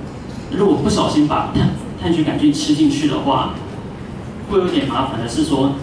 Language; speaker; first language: Chinese; native; Chinese